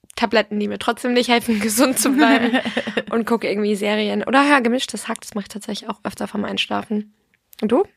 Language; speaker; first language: German; non-native, fluent; English